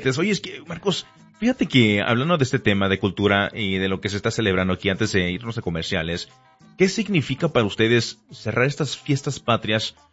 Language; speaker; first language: Spanish; early bilingual, heritage; Spanish